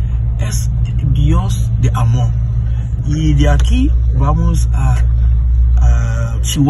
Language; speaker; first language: Spanish; non-native, learner; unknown